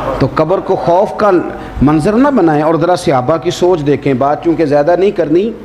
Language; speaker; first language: Urdu; non-native, local second language; Punjabi